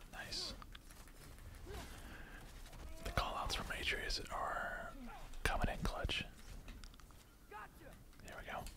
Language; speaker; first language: English; native; English